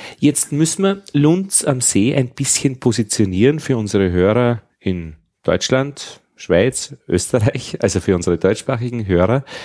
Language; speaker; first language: German; native; German